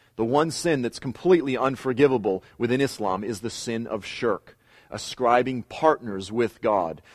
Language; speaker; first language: English; native; English